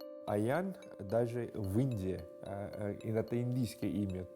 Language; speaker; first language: Russian; non-native, learner; Hindi